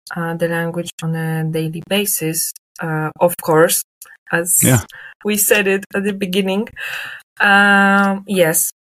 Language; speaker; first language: English; non-native, fluent; Polish